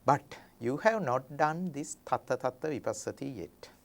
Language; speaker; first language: English; non-native, local second language; Sinhala